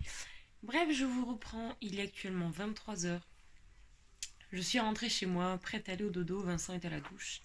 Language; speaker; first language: French; native; French